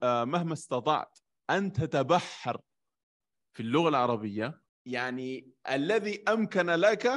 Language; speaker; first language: Arabic; non-native, fluent; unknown